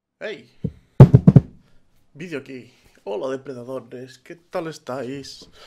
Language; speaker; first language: Spanish; native; Spanish